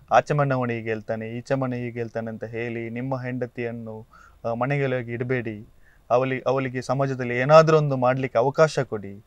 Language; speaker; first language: Kannada; non-native, local second language; Badaga